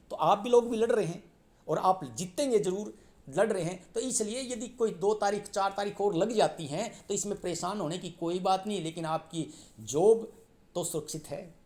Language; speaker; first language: Hindi; native; Hindi